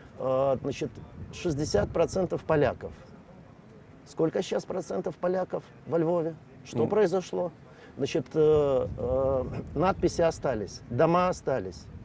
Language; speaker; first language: Russian; native; Russian